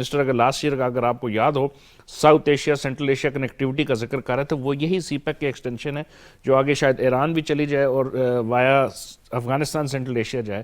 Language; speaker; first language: Urdu; native; Urdu